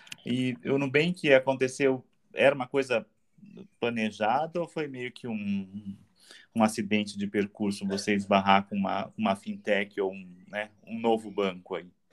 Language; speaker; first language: Portuguese; native; Portuguese